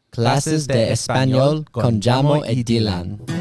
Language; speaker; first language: Spanish; non-native, learner; English